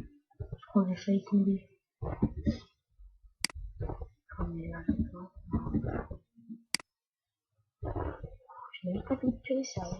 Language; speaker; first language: French; native; French